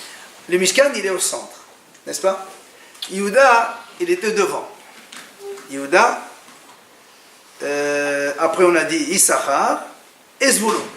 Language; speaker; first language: French; native; French